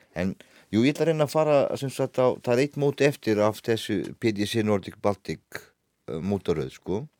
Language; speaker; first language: Icelandic; non-native, fluent; Portuguese